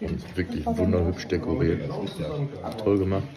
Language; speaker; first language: German; native; German